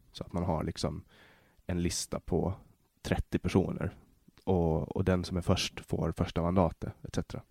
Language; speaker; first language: Swedish; native; Swedish